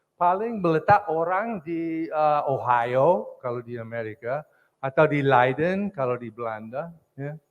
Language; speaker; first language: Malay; non-native, fluent; English